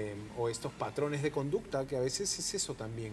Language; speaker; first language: Spanish; native; Spanish